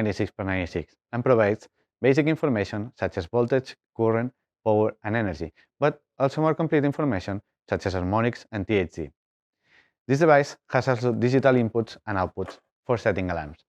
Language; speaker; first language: English; non-native, fluent; Spanish